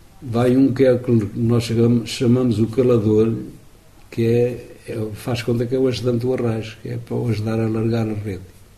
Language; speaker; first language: Portuguese; native; Portuguese